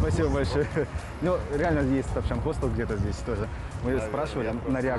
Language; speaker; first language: Russian; non-native, fluent; Korean